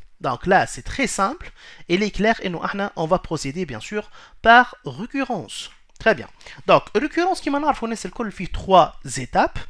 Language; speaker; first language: French; non-native, local second language; Arabic